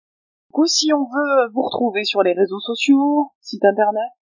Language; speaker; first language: French; native; French